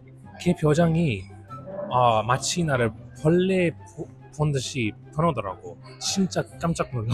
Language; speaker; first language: Korean; non-native, fluent; English